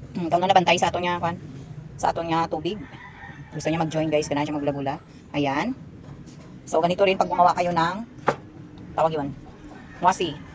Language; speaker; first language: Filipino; non-native, local second language; Cebuano